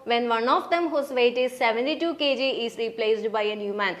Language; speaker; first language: English; non-native, local second language; Malayalam